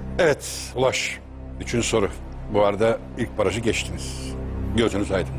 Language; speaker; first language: Turkish; native; Turkish